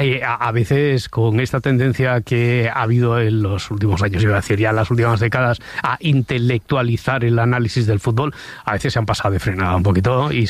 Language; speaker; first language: Spanish; native; Spanish